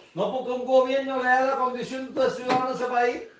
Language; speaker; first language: Spanish; native; Spanish